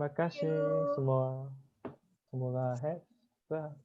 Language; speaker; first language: Indonesian; non-native, learner; Korean